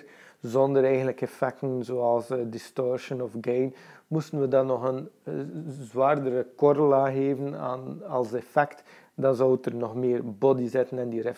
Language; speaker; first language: Dutch; native; Dutch